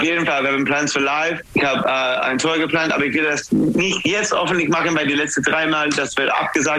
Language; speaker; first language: German; non-native, learner; English